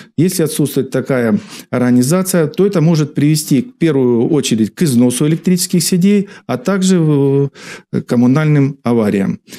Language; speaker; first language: Russian; native; Russian